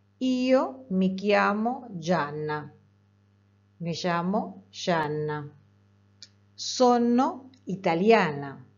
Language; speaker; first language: Italian; non-native, fluent; Spanish